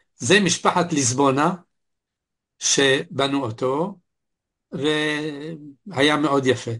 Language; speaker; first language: Hebrew; non-native, fluent; Arabic